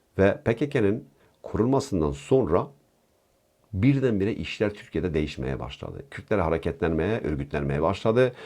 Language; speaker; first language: Turkish; non-native, local second language; Kurdish